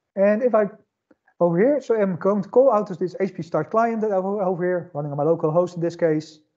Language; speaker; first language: English; non-native, fluent; Dutch